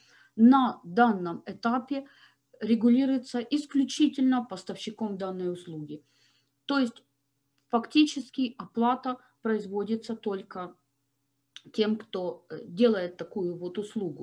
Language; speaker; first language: Russian; native; Russian